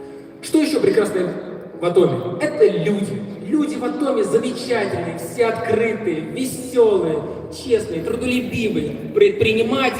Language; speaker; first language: Russian; native; Russian